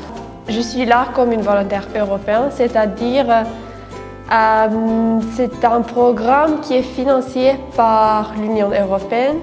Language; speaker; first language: French; non-native, fluent; Finnish